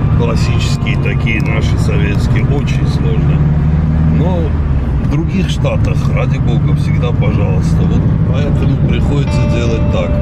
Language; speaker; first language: Russian; non-native, local second language; Armenian